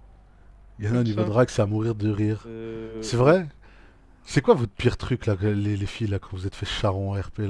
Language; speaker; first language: French; native; French